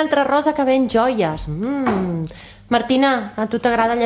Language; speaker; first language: Catalan; native; Catalan